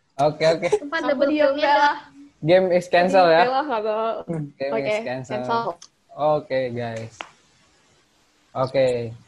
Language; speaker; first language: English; non-native, learner; Indonesian